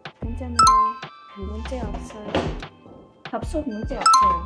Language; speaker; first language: Korean; non-native, learner; Vietnamese